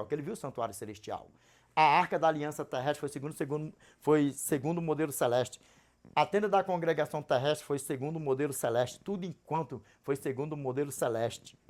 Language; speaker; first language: Portuguese; native; Portuguese